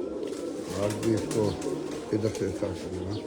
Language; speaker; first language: Hindi; non-native, learner; Arabic